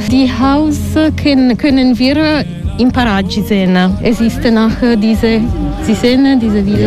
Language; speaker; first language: German; non-native, learner; Italian